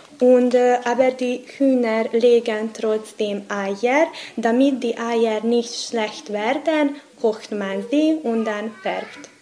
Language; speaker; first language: German; non-native, learner; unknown